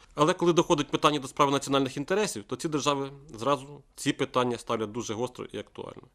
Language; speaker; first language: Ukrainian; native; Ukrainian